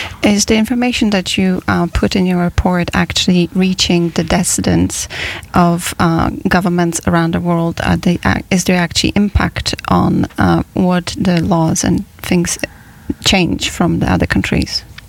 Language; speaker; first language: English; non-native, fluent; Polish